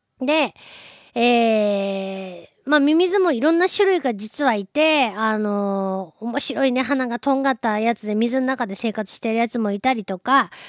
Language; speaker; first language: Japanese; native; Japanese